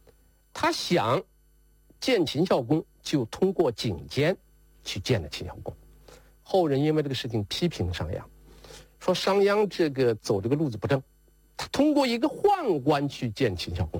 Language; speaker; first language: Chinese; native; Chinese